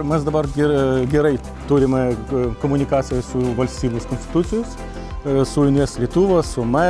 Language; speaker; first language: Lithuanian; non-native, learner; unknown